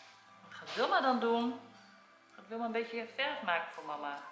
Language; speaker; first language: Dutch; native; Dutch